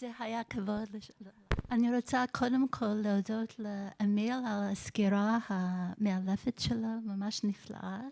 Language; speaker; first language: Hebrew; non-native, fluent; English